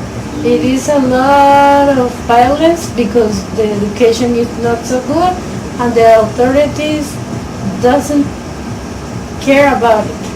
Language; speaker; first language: English; non-native, learner; Spanish